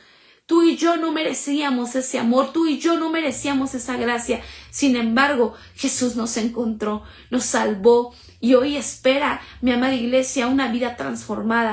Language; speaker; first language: Spanish; native; Spanish